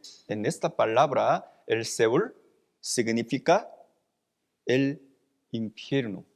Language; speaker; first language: Spanish; non-native, fluent; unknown